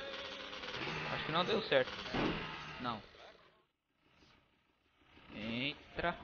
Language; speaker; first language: Portuguese; native; Portuguese